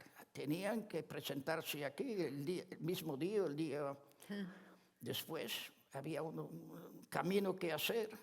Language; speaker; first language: Spanish; non-native, fluent; Ladino